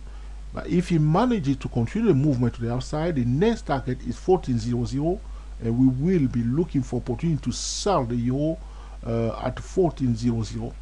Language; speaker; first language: English; non-native, fluent; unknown